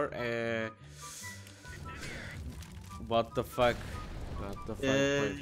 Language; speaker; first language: English; non-native, learner; Turkish